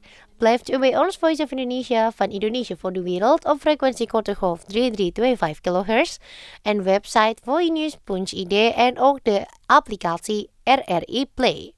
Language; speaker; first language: Dutch; non-native, fluent; Indonesian